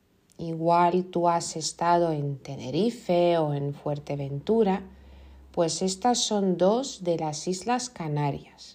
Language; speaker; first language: Spanish; non-native, fluent; Lithuanian